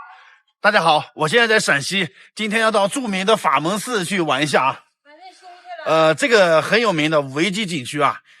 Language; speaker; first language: Chinese; native; Chinese